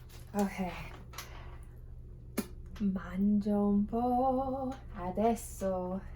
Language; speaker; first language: Italian; non-native, learner; English